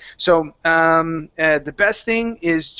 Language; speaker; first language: English; native; English